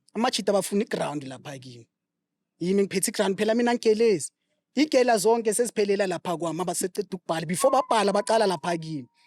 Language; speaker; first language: Zulu; non-native, local second language; Southern Sotho